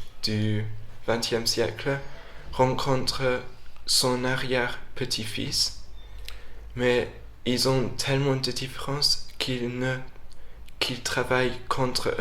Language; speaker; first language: French; non-native, fluent; English